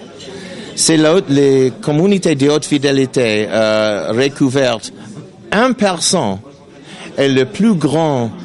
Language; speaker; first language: French; non-native, learner; English